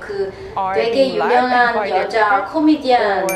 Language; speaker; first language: Korean; non-native, learner; Italian